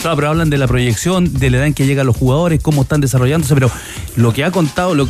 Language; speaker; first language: Spanish; native; Spanish